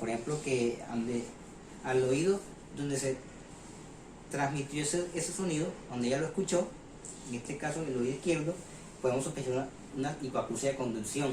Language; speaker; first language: Spanish; native; Spanish